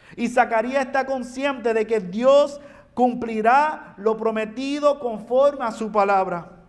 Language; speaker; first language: Spanish; early bilingual, heritage; Spanish